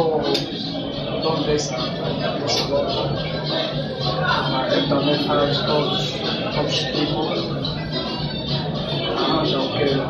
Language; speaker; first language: Portuguese; non-native, learner; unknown